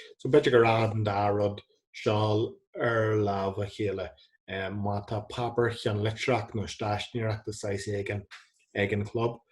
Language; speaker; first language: Irish; non-native, local second language; English